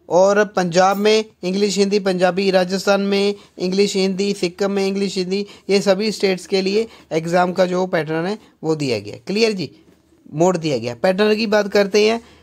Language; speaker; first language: Hindi; non-native, local second language; Punjabi